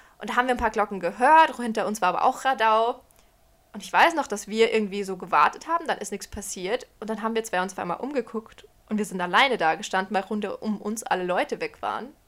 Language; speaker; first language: German; early bilingual, other home language; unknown